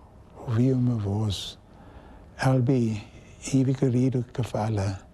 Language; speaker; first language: Portuguese; non-native, fluent; English